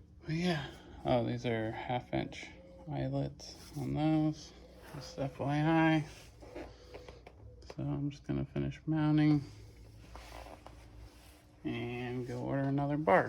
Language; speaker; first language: English; native; English